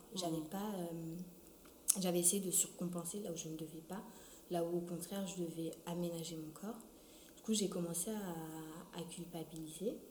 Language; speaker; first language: French; early bilingual, other home language; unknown